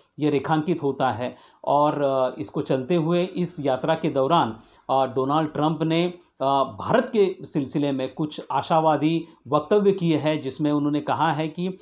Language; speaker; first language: Hindi; non-native, local second language; Marathi